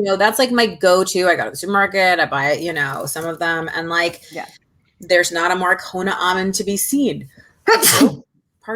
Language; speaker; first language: English; native; English